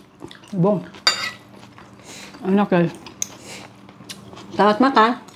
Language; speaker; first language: French; non-native, learner; Indonesian